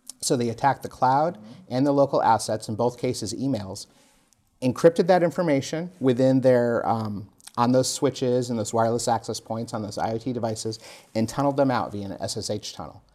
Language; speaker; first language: English; native; English